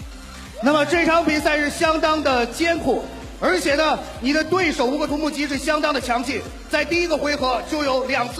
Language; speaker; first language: Chinese; native; Chinese